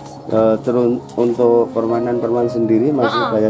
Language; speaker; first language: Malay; non-native, local second language; Javanese